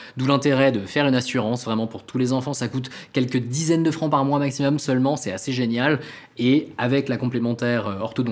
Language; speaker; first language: French; native; French